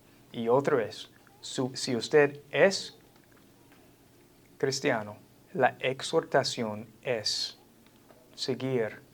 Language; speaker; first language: Spanish; non-native, fluent; English